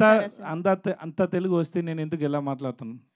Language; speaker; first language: Telugu; non-native, learner; Tamil